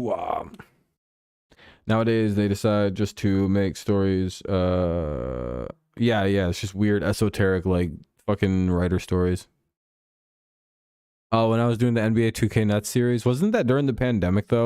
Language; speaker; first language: English; native; English